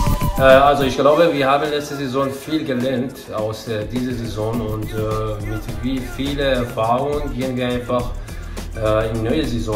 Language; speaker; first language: German; non-native, fluent; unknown